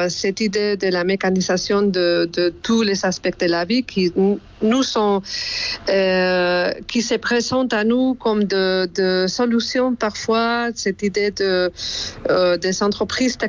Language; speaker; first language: French; non-native, fluent; Spanish